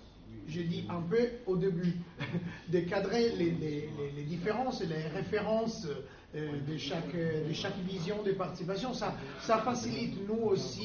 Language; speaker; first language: French; non-native, fluent; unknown